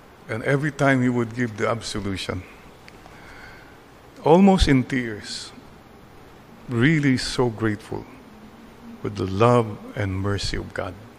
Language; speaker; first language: English; non-native, local second language; Filipino